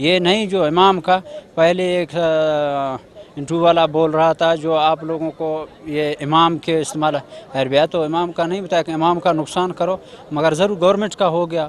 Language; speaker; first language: Hindi; non-native, local second language; Baluchi